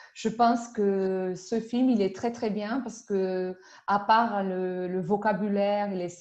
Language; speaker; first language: French; non-native, fluent; Spanish